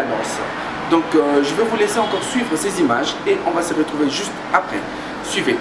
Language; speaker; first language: French; non-native, local second language; Luba-Lulua